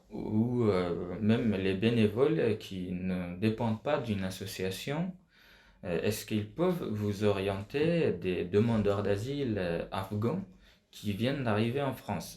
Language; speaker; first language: French; non-native, fluent; Persian